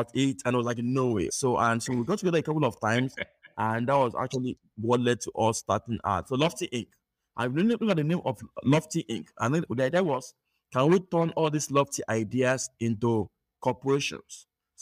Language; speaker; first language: English; non-native, local second language; Yoruba